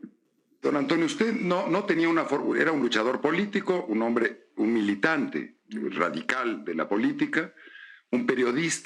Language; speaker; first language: Spanish; native; Spanish